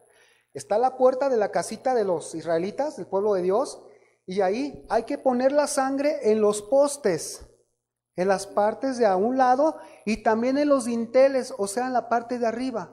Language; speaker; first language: Spanish; native; Spanish